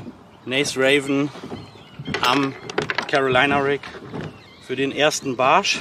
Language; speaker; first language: German; native; German